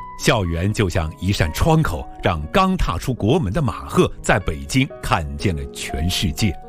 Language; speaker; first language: Chinese; native; Chinese